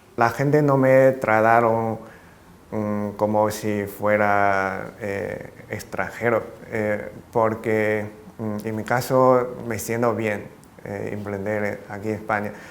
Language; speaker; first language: Spanish; non-native, fluent; Chinese